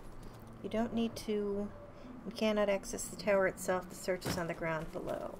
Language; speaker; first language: English; native; English